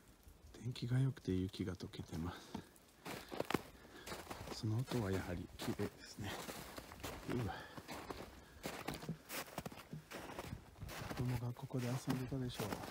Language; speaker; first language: Japanese; non-native, fluent; French